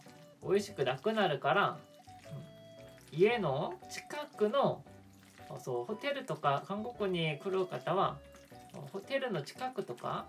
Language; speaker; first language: Japanese; non-native, fluent; Korean